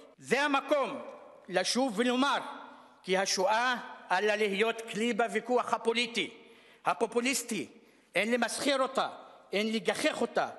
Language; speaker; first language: Hebrew; non-native, local second language; Arabic